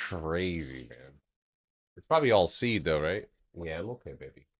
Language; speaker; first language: English; native; English